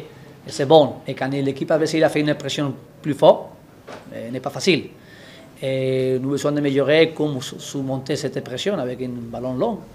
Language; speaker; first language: French; non-native, learner; Spanish